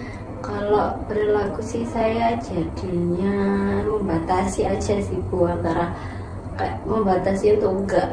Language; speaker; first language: Indonesian; native; Indonesian